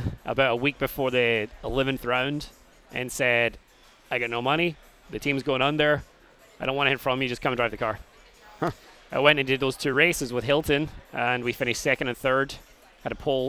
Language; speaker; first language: English; native; English